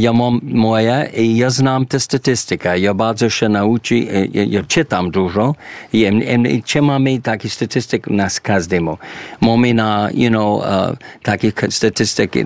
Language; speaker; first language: Polish; early bilingual, heritage; English